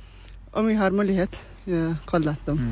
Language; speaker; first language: Swedish; non-native, learner; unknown